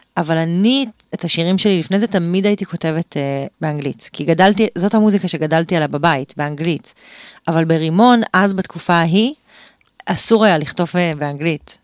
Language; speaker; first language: Hebrew; native; Hebrew